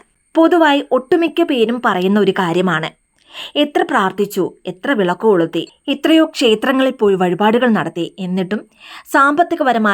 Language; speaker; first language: Malayalam; native; Malayalam